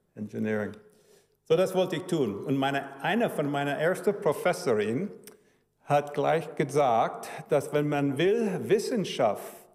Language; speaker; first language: German; early bilingual, heritage; German